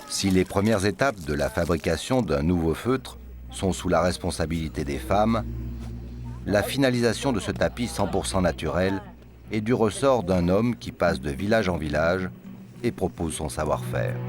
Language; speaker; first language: French; native; French